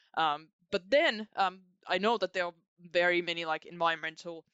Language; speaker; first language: English; non-native, fluent; Finnish